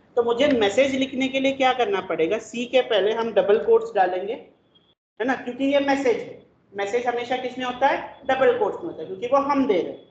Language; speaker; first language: Hindi; non-native, local second language; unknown